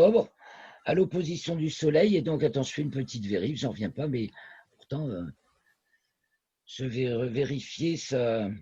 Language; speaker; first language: French; native; French